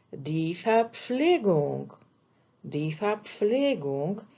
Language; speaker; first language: German; non-native, fluent; Slovak